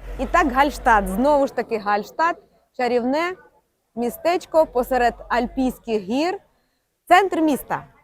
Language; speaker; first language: Ukrainian; native; Ukrainian